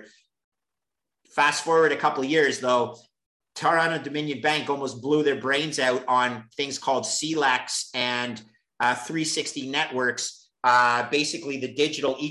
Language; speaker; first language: English; native; English